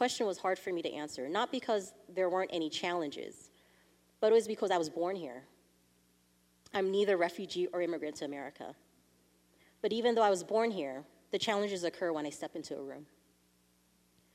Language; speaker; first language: English; early bilingual, other home language; Vietnamese